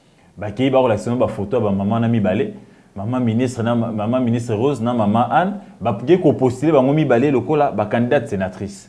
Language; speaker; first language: French; non-native, local second language; Lingala